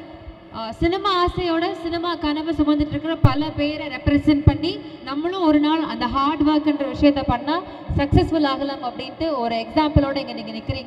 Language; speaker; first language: Tamil; native; Tamil